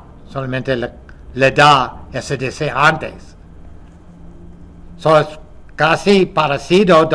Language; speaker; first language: Spanish; non-native, fluent; English